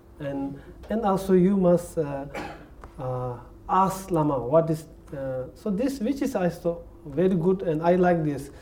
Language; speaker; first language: English; non-native, learner; Tibetan